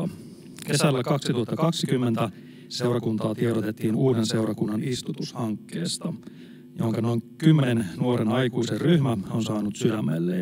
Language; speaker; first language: Finnish; native; Finnish